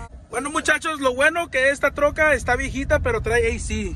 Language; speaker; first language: Spanish; early bilingual, heritage; Spanish